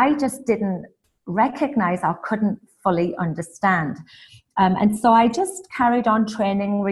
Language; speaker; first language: English; native; English